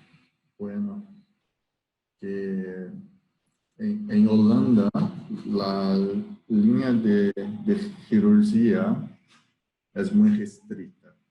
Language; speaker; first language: Spanish; non-native, learner; Portuguese